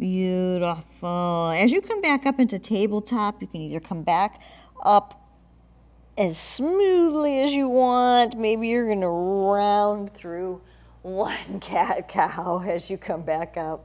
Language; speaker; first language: English; native; English